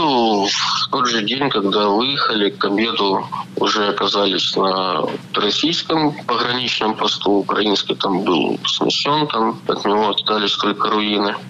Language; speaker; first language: Russian; native; Russian